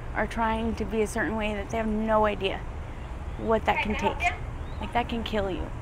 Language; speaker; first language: English; native; English